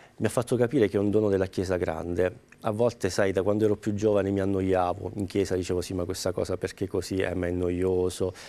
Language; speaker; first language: Italian; native; Italian